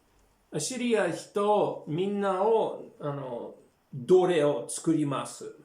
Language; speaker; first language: Japanese; non-native, learner; English